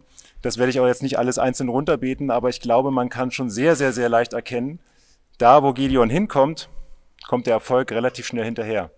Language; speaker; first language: German; native; German